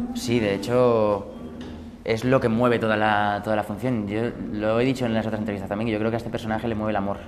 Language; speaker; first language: Spanish; native; Spanish